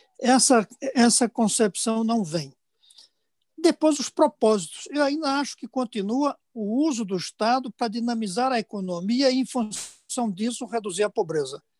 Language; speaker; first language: Portuguese; native; Portuguese